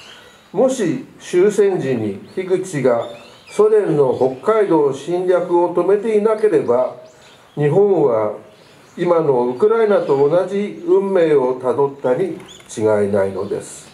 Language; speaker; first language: Japanese; native; Japanese